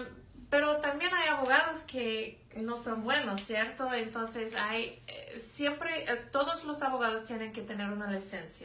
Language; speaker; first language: Spanish; non-native, fluent; English